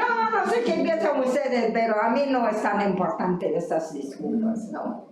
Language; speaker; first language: Spanish; non-native, fluent; Chinese